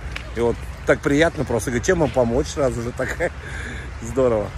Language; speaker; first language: Russian; native; Russian